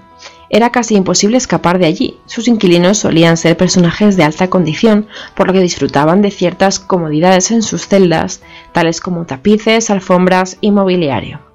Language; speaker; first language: Spanish; native; Spanish